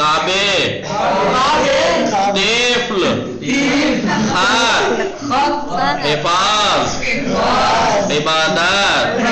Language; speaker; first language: Persian; non-native, fluent; Urdu